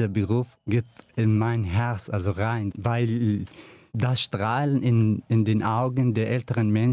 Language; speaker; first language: German; non-native, learner; Kurdish